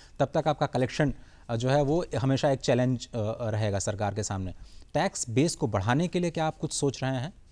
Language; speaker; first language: Hindi; native; Hindi